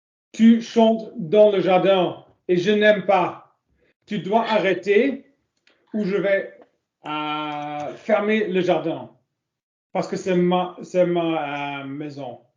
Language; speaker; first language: French; non-native, learner; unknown